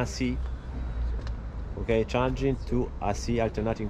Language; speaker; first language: English; non-native, learner; Italian